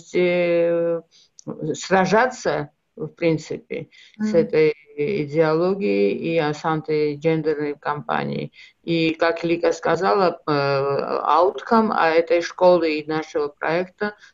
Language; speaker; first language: Russian; non-native, local second language; Georgian